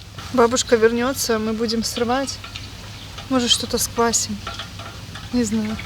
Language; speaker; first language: Russian; native; Russian